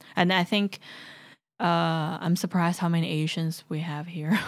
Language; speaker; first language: English; non-native, fluent; Chinese